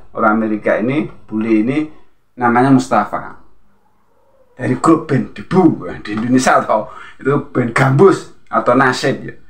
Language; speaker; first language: Indonesian; native; Indonesian